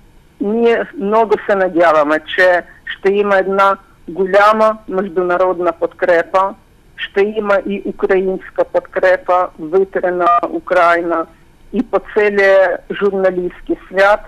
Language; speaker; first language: Bulgarian; non-native, fluent; Ukrainian